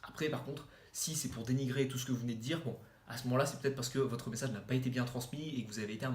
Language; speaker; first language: French; native; French